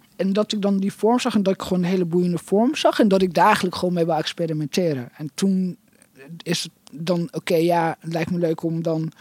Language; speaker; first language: Dutch; native; Dutch